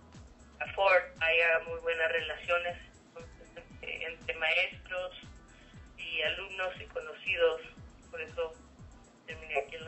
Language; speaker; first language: Spanish; early bilingual, heritage; Spanish